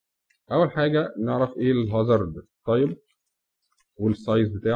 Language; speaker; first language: Arabic; native; Arabic